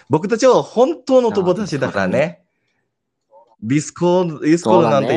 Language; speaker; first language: Japanese; non-native, learner; Indonesian